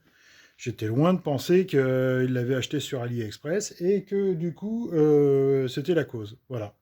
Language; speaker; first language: French; native; French